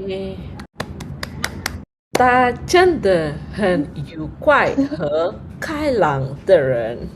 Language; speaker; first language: Chinese; non-native, fluent; Indonesian